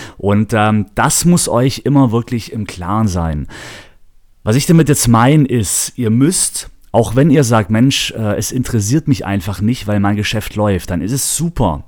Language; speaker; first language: German; native; German